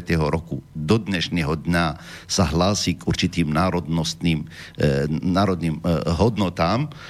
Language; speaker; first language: Slovak; non-native, fluent; Arabic